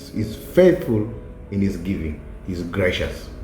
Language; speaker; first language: English; non-native, local second language; Swahili